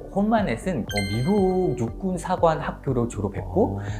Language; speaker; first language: Korean; non-native, fluent; Khmer